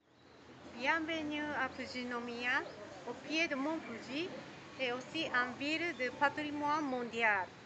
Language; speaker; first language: French; non-native, learner; Japanese